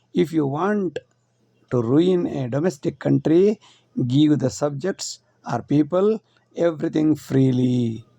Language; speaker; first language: English; non-native, local second language; Kannada